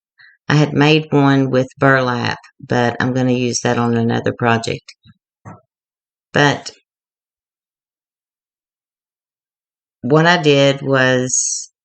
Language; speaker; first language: English; native; English